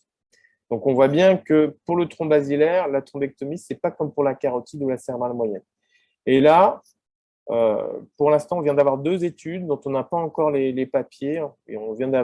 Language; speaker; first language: French; native; French